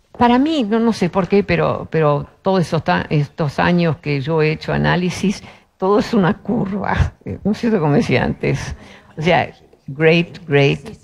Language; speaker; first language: Spanish; early bilingual, other home language; Dutch